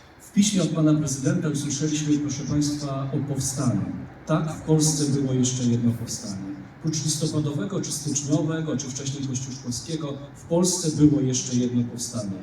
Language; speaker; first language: Polish; native; Polish